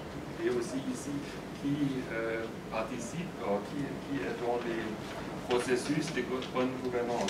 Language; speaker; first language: French; non-native, fluent; German